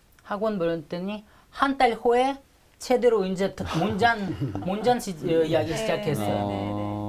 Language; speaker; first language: Korean; non-native, fluent; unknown